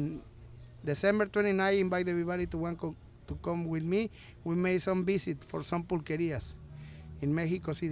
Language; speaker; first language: English; non-native, learner; Spanish